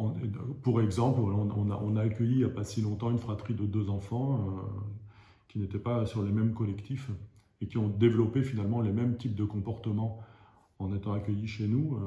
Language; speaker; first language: French; native; French